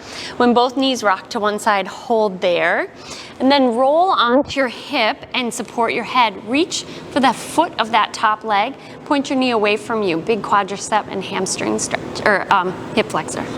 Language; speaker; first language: English; native; English